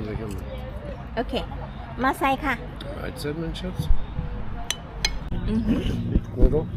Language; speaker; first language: German; non-native, learner; Thai